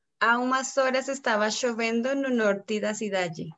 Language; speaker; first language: Portuguese; non-native, learner; Spanish